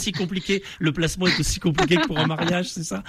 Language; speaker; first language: French; native; French